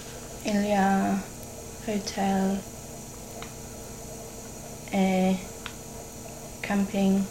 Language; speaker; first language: French; non-native, learner; English